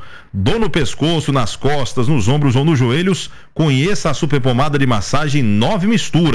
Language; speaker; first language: Portuguese; native; Portuguese